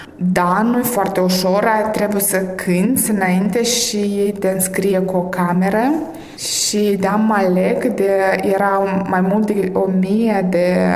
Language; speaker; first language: Romanian; early bilingual, heritage; Romanian